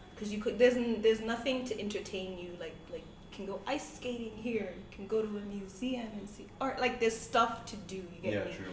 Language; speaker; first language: English; non-native, local second language; Tswana